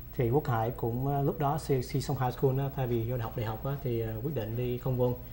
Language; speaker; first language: Vietnamese; early bilingual, heritage; Vietnamese